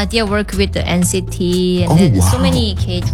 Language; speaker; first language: English; non-native, learner; Korean